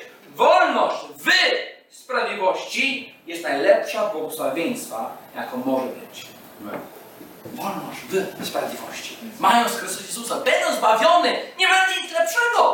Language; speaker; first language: Polish; non-native, fluent; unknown